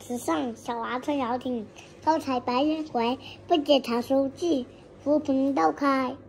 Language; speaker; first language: Chinese; native; Chinese